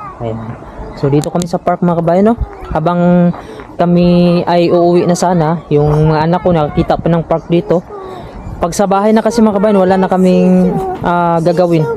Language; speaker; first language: Filipino; non-native, local second language; Cebuano